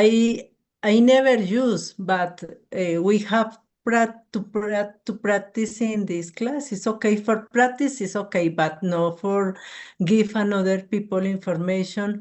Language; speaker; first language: English; non-native, learner; Spanish